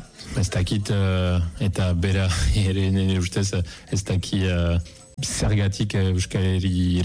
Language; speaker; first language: Basque; non-native, fluent; Italian